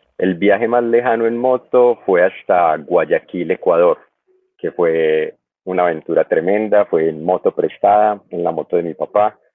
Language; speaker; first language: Spanish; native; Spanish